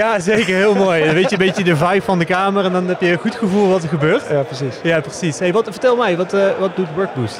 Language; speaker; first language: Dutch; native; Dutch